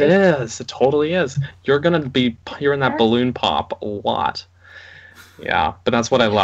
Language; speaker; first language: English; native; English